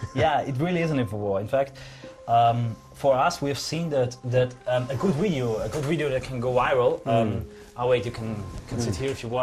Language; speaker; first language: English; non-native, fluent; German